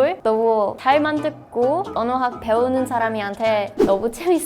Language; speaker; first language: Korean; non-native, learner; English